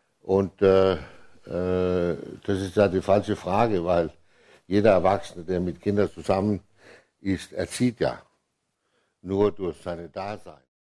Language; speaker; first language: German; non-native, fluent; Danish